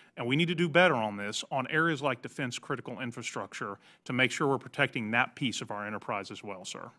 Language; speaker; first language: English; native; English